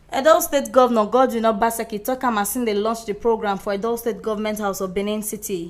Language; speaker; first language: Nigerian Pidgin; native; Nigerian Pidgin